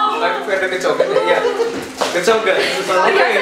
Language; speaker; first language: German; non-native, learner; Indonesian